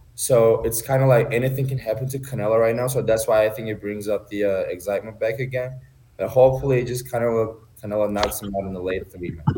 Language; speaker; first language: English; non-native, fluent; Turkish